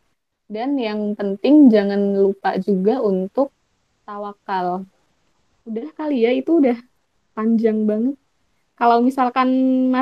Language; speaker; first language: Indonesian; native; Indonesian